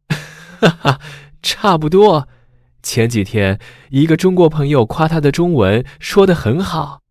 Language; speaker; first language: Chinese; native; Chinese